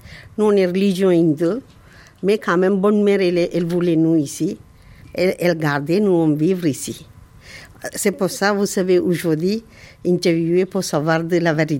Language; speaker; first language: French; non-native, learner; Tamil